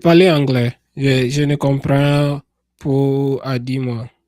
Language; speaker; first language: French; non-native, learner; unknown